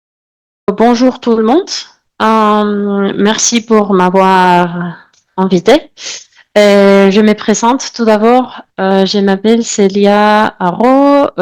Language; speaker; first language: French; non-native, fluent; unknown